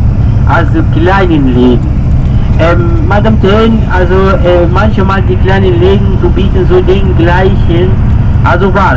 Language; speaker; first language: German; non-native, fluent; Arabic